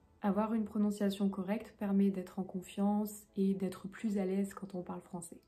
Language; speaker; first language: French; native; French